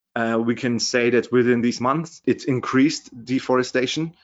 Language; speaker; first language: English; non-native, fluent; German